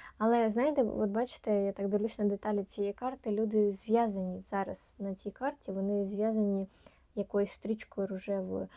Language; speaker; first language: Ukrainian; non-native, local second language; Russian